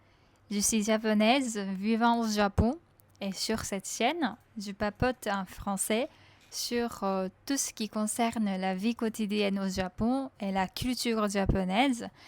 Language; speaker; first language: French; non-native, fluent; Japanese